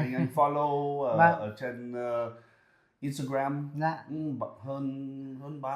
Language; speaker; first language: Vietnamese; non-native, learner; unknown